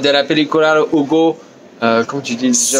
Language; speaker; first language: Spanish; non-native, learner; French